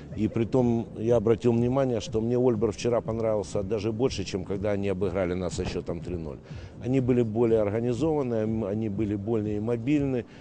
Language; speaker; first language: Russian; native; Russian